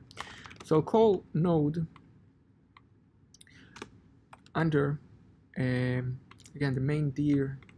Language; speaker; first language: English; non-native, fluent; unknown